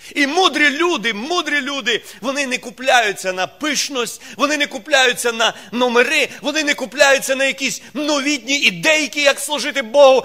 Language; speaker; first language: Ukrainian; non-native, local second language; Russian